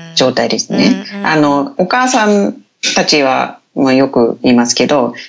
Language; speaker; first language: Japanese; non-native, fluent; English